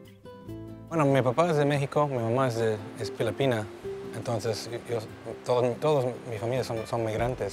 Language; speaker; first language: Spanish; early bilingual, heritage; English